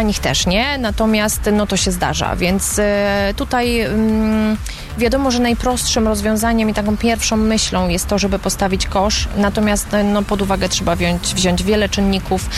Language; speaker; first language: Polish; native; Polish